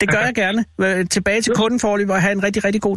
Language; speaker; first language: Danish; native; Danish